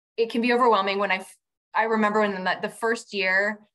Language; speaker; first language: English; native; English